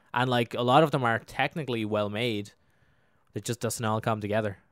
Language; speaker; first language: English; native; English